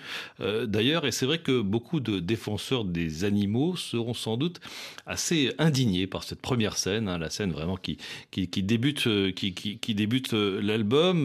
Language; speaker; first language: French; native; French